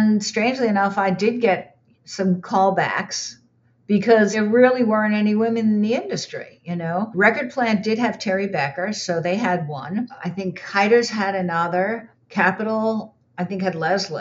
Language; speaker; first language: English; native; English